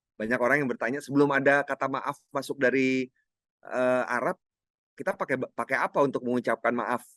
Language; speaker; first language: Indonesian; non-native, local second language; Minangkabau